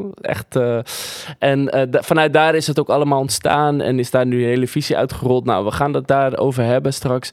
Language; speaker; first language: Dutch; native; Dutch